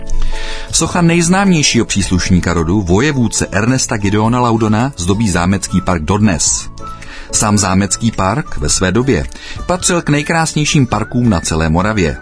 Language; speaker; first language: Czech; native; Czech